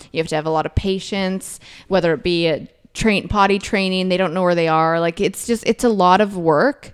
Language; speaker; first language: English; native; English